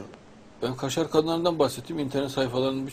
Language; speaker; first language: Turkish; native; Turkish